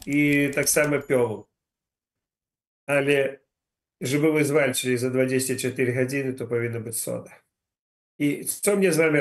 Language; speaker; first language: Polish; non-native, learner; Ukrainian